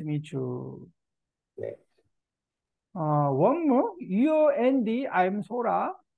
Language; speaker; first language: English; non-native, learner; Korean